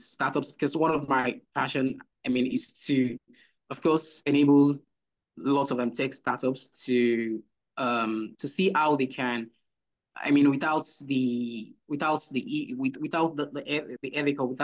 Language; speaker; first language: English; non-native, local second language; Yoruba